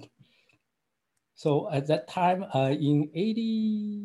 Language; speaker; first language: English; non-native, fluent; Chinese